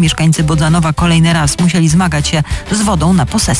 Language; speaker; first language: Polish; native; Polish